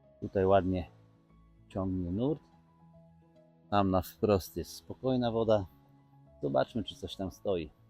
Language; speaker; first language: Polish; native; Polish